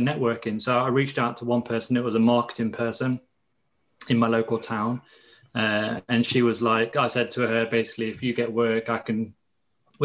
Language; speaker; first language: English; native; English